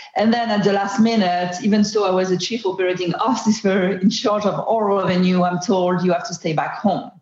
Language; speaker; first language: English; non-native, fluent; French